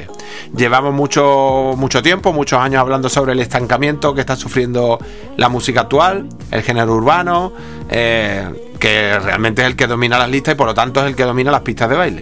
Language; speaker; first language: Spanish; native; Spanish